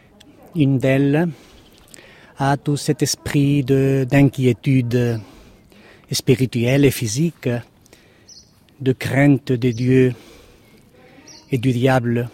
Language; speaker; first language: French; non-native, fluent; Spanish